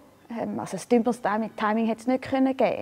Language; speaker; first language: German; native; German